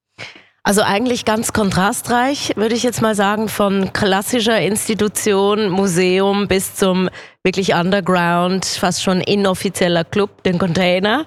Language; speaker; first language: German; native; German